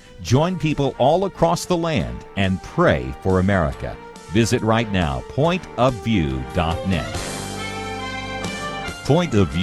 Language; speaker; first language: English; native; English